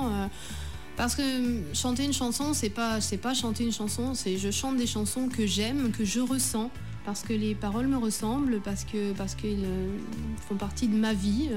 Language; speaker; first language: French; native; French